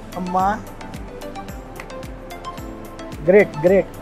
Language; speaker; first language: Telugu; non-native, learner; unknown